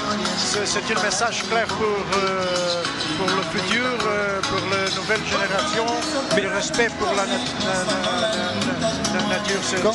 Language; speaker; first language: French; non-native, fluent; Portuguese